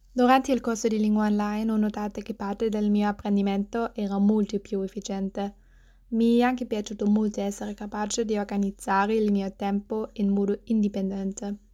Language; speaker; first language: Italian; non-native, learner; German